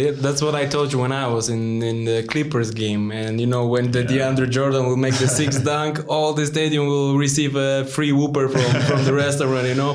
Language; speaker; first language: English; non-native, learner; Polish